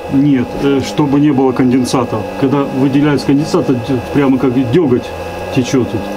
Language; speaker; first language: Russian; native; Russian